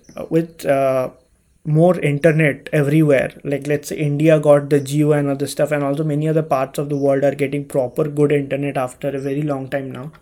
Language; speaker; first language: English; non-native, local second language; Hindi